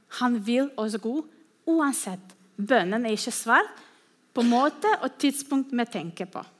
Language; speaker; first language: Norwegian; non-native, fluent; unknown